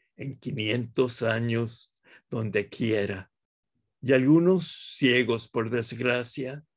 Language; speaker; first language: Spanish; early bilingual, heritage; Spanish